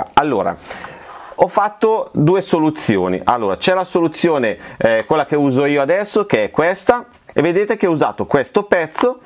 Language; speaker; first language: Italian; native; Italian